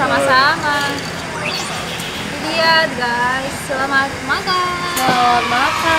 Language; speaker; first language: Indonesian; non-native, learner; Russian